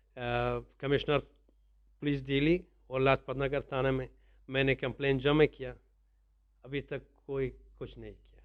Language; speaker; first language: Hindi; non-native, learner; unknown